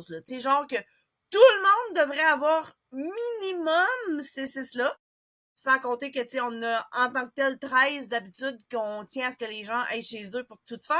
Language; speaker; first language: French; native; French